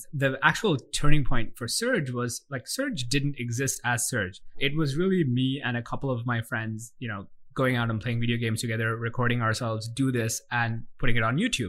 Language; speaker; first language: English; non-native, local second language; Sinhala